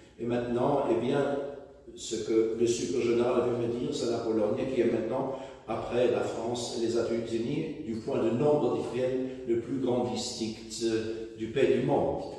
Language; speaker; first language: French; non-native, fluent; German